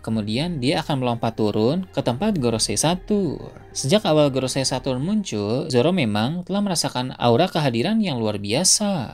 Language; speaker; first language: Indonesian; native; Indonesian